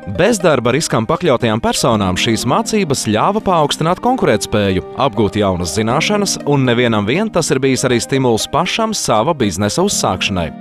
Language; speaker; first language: Latvian; native; Latvian